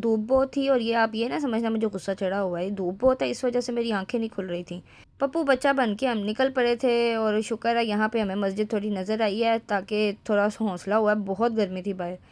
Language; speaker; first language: Urdu; native; Urdu